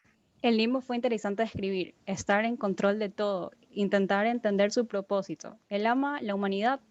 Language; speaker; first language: Spanish; native; Spanish